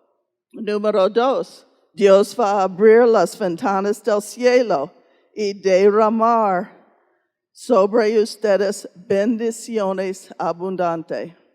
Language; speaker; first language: Spanish; non-native, fluent; English